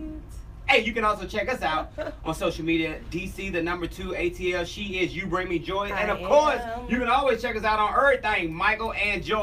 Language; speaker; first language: English; native; English